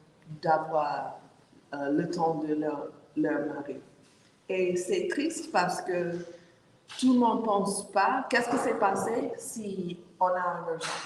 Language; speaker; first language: French; non-native, learner; English